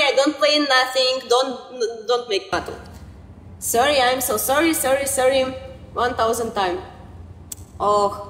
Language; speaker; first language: English; non-native, learner; Romanian